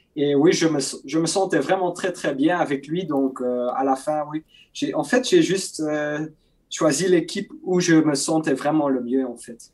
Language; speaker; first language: French; non-native, local second language; Dutch